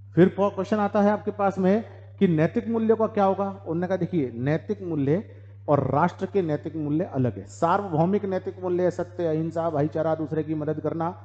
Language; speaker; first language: Hindi; native; Hindi